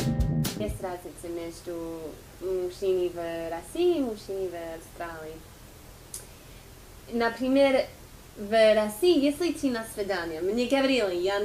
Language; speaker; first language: Russian; non-native, fluent; English